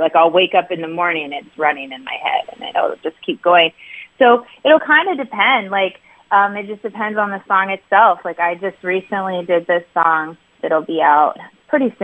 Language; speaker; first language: English; native; English